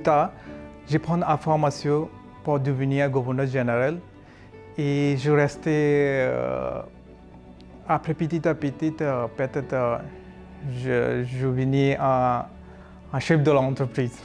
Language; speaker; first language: French; non-native, learner; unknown